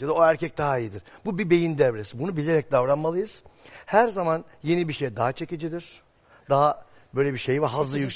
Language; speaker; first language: Turkish; native; Turkish